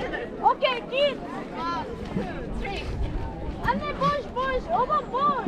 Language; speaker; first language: Turkish; non-native, learner; Spanish